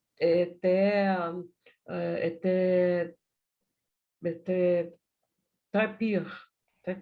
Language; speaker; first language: French; non-native, learner; Portuguese